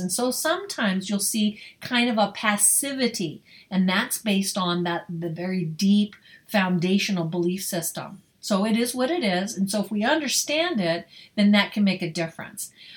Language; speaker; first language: English; native; English